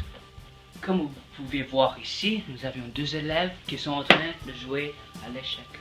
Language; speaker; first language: French; non-native, learner; English